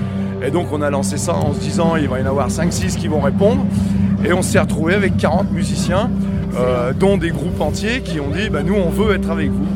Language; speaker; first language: French; native; French